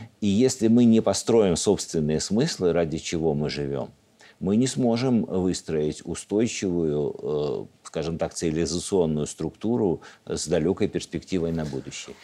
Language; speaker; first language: Russian; native; Russian